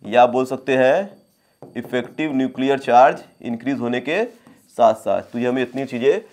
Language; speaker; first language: Hindi; native; Hindi